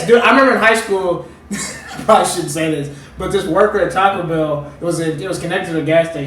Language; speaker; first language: English; native; English